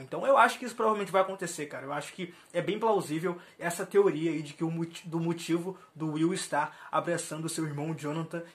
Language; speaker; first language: Portuguese; native; Portuguese